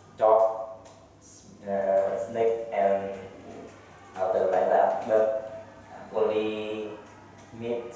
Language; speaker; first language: English; non-native, learner; Vietnamese